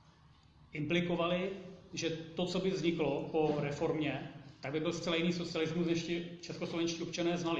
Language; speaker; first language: Czech; native; Czech